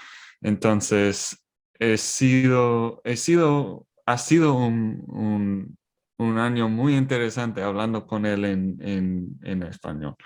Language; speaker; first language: Spanish; non-native, learner; English